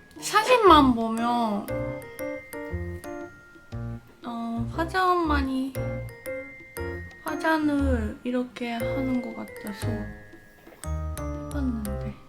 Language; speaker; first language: Korean; non-native, learner; Japanese